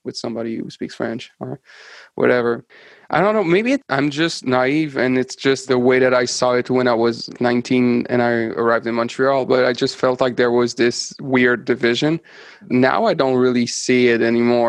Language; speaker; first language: English; non-native, fluent; French